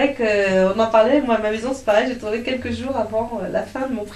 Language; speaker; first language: French; native; French